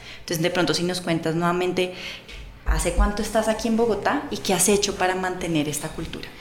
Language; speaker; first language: Spanish; native; Spanish